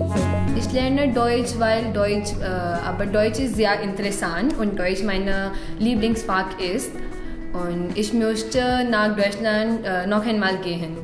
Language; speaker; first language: German; non-native, learner; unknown